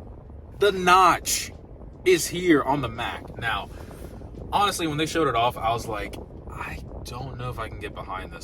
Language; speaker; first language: English; native; English